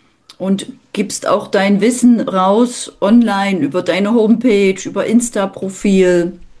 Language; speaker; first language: German; native; German